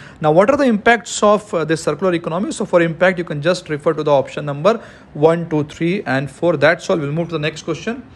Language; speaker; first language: English; non-native, local second language; Hindi